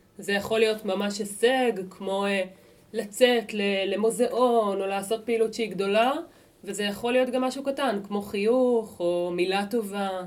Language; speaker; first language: Hebrew; native; Hebrew